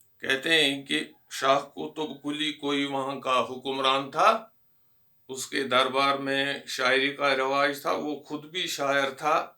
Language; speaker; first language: Urdu; non-native, local second language; Kashmiri